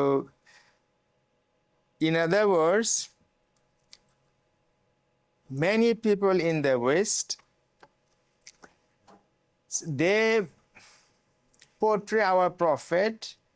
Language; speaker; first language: English; non-native, local second language; Bangla